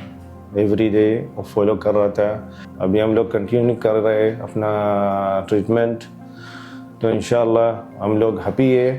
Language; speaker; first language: Hindi; non-native, learner; Arabic